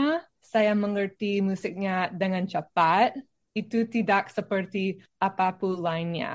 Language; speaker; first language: Indonesian; non-native, learner; English